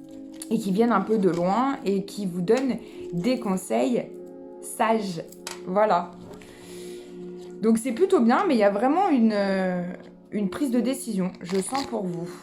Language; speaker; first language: French; native; French